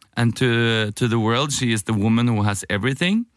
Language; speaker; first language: English; non-native, fluent; Norwegian